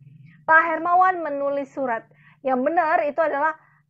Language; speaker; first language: Indonesian; native; Indonesian